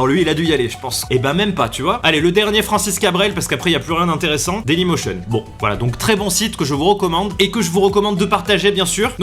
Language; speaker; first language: French; native; French